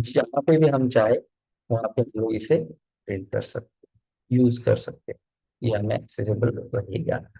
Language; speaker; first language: Hindi; non-native, local second language; Marathi